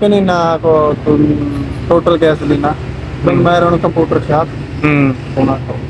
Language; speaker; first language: Filipino; non-native, learner; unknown